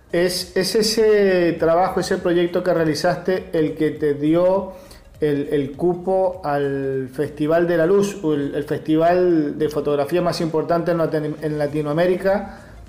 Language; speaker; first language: Spanish; native; Spanish